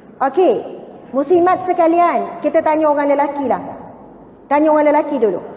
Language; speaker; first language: Malay; native; Malay